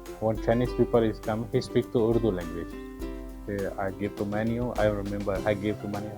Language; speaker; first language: English; non-native, learner; Urdu